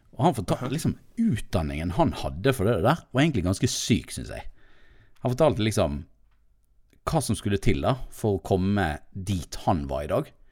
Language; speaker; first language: Norwegian; native; Norwegian